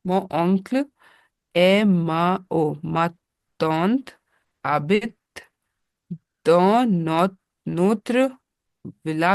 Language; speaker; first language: French; non-native, learner; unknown